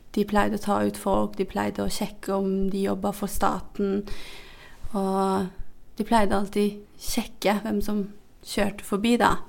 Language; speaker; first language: Norwegian; non-native, fluent; Hazaragi